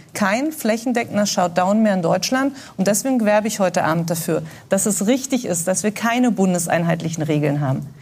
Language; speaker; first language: German; native; German